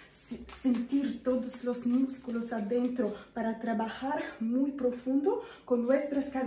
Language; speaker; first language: Spanish; non-native, learner; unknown